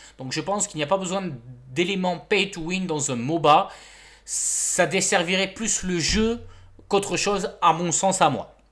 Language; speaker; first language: French; native; French